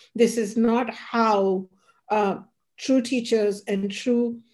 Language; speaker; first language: English; non-native, local second language; Hindi